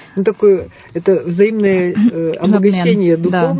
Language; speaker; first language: Russian; native; Russian